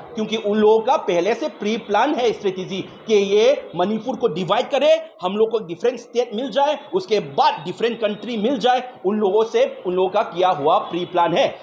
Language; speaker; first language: Hindi; non-native, local second language; Manipuri